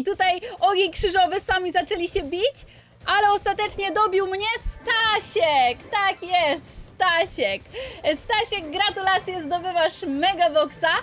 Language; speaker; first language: Polish; native; Polish